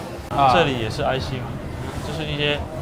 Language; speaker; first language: Chinese; native; Chinese